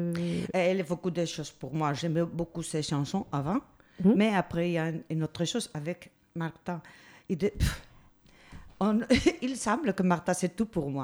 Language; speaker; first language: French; non-native, learner; Spanish